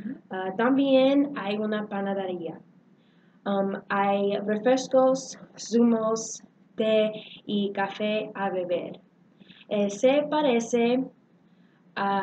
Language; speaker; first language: Spanish; non-native, learner; English